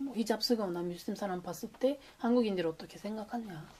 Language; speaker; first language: Korean; non-native, fluent; Turkish